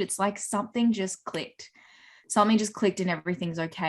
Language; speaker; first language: English; native; English